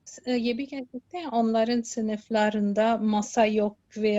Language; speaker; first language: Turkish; non-native, learner; Urdu